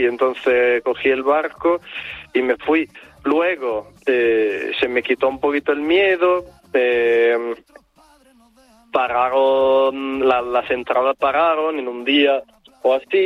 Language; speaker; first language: Spanish; non-native, fluent; Italian